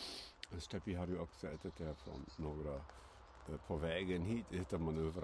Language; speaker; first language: Swedish; non-native, fluent; German